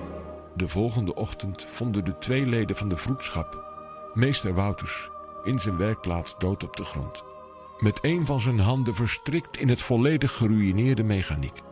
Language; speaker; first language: Dutch; native; Dutch